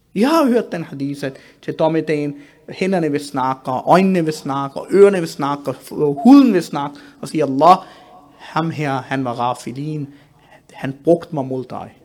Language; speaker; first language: Danish; early bilingual, other home language; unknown